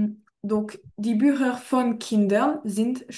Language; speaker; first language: German; non-native, fluent; French